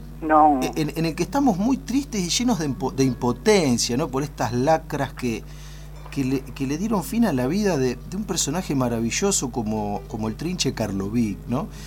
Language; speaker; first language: Spanish; native; Spanish